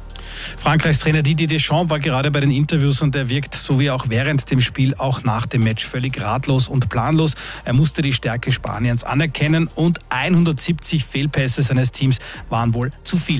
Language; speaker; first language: German; native; German